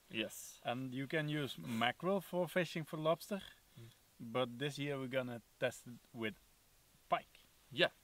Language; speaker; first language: English; non-native, fluent; Swedish